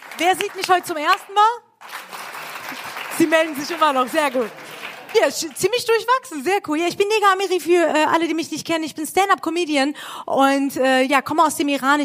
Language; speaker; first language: German; early bilingual, other home language; Persian